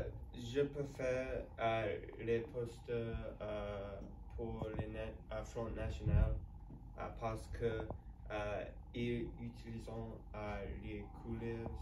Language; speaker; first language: French; non-native, learner; English